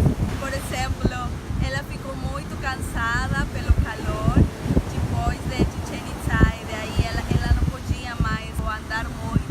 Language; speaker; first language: Portuguese; non-native, fluent; Spanish